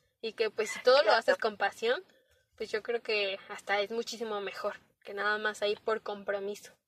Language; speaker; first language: Spanish; native; Spanish